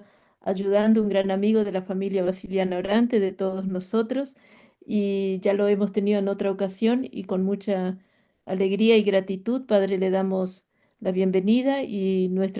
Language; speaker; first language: Spanish; native; Spanish